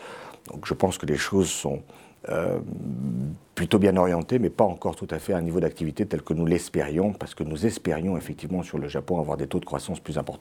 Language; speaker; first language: French; native; French